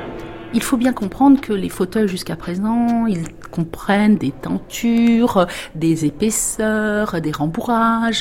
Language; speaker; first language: French; native; French